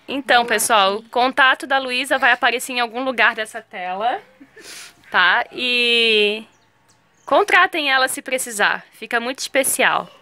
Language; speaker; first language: Portuguese; native; Portuguese